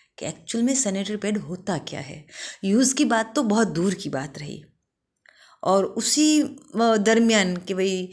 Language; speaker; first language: Hindi; non-native, local second language; Gujarati